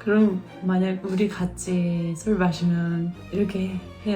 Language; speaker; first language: Korean; non-native, learner; Dutch